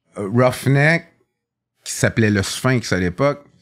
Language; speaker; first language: French; native; French